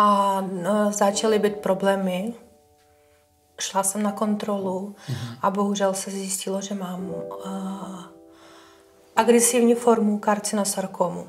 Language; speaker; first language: Czech; non-native, fluent; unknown